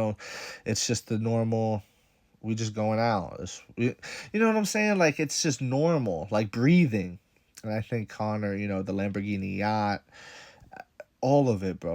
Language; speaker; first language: English; native; English